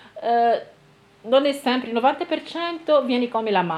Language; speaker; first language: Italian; non-native, learner; Arabic